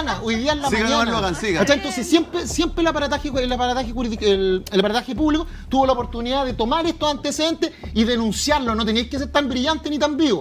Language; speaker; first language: Spanish; native; Spanish